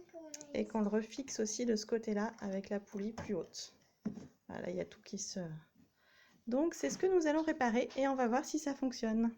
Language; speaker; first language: French; native; French